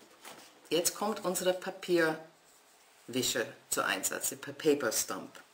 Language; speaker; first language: German; non-native, fluent; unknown